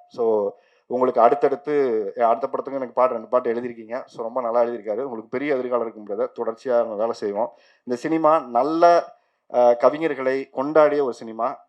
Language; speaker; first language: Tamil; native; Tamil